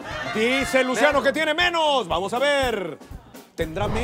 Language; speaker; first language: Spanish; native; Spanish